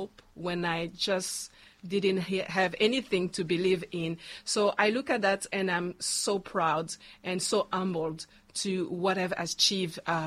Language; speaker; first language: English; non-native, fluent; Luba-Lulua